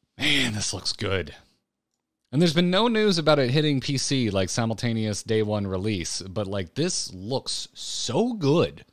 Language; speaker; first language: English; native; English